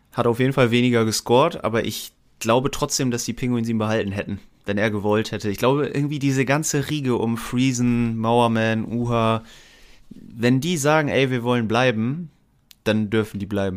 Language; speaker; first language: German; native; German